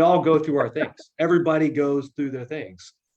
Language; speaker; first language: English; native; English